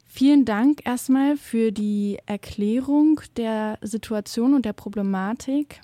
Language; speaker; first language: German; native; German